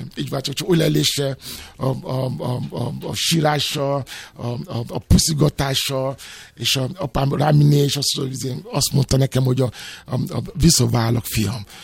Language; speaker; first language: Hungarian; non-native, fluent; Yoruba